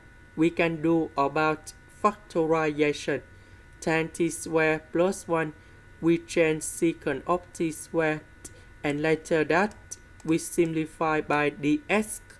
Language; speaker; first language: English; non-native, fluent; Vietnamese